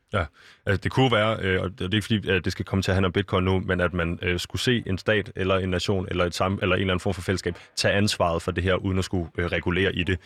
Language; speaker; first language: Danish; native; Danish